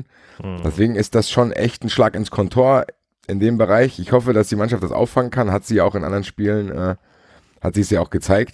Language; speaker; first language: German; native; German